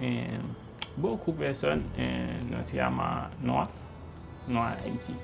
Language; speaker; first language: French; non-native, learner; Haitian Creole